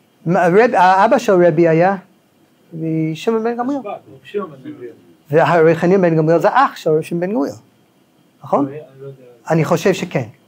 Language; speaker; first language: Hebrew; non-native, fluent; English